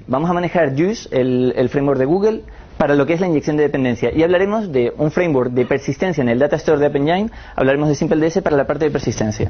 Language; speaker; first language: Spanish; native; Spanish